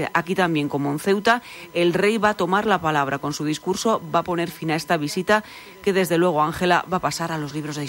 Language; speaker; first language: Spanish; native; Spanish